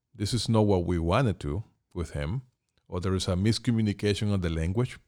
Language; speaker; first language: English; non-native, fluent; Spanish